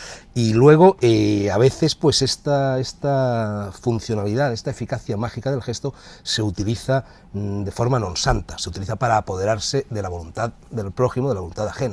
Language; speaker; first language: Spanish; native; Spanish